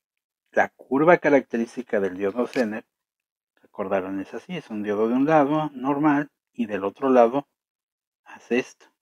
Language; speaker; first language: Spanish; native; Spanish